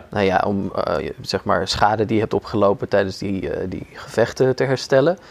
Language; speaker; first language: Dutch; native; Dutch